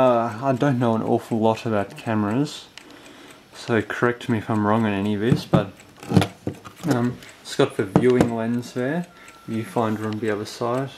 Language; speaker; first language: English; native; English